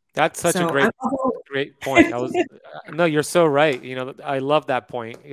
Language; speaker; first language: English; native; English